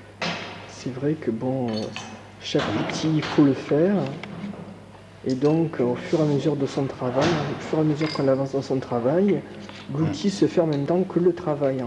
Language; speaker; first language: French; native; French